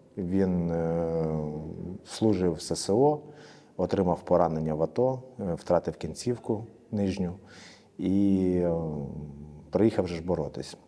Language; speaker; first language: Ukrainian; native; Ukrainian